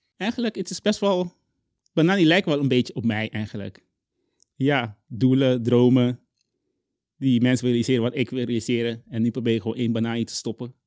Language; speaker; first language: Dutch; non-native, local second language; Papiamento